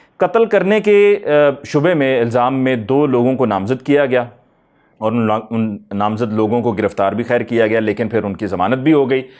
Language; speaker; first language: Urdu; native; Urdu